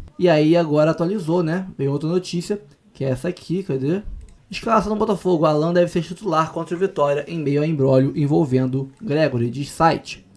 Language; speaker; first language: Portuguese; native; Portuguese